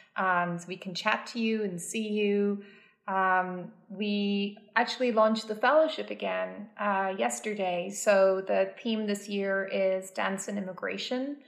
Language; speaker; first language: English; native; English